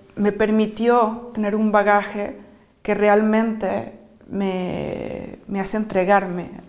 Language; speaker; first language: Spanish; native; Spanish